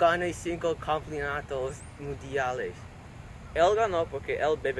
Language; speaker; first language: Spanish; non-native, learner; English